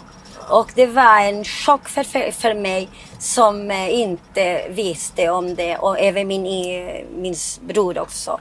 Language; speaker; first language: Swedish; non-native, fluent; Spanish